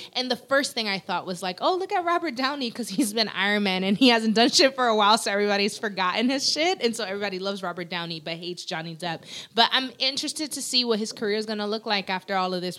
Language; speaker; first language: English; early bilingual, other home language; Spanish